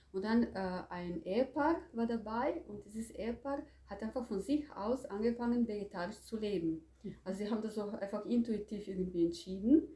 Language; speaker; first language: German; non-native, fluent; Croatian